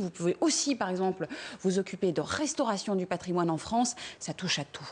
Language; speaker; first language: French; native; French